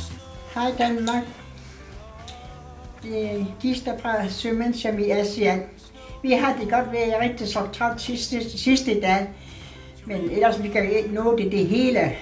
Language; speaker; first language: Danish; non-native, local second language; Kalaallisut